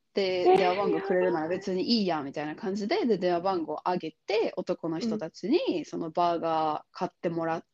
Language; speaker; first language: Japanese; native; Japanese